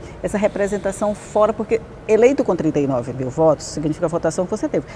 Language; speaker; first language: Portuguese; native; Portuguese